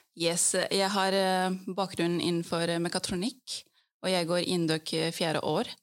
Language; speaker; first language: Norwegian; early bilingual, other home language; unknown